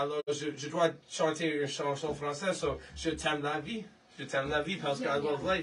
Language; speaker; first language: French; non-native, learner; English